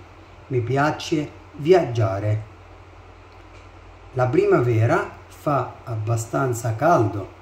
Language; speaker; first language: Italian; non-native, fluent; Arabic